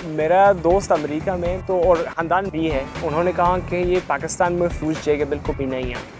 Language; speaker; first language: Urdu; non-native, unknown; English